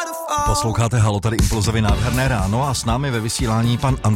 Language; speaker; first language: Czech; native; Czech